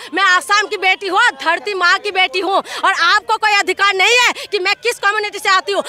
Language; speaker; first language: Hindi; non-native, local second language; Assamese